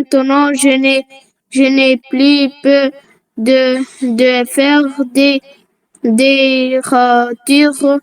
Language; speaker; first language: French; non-native, local second language; Arabic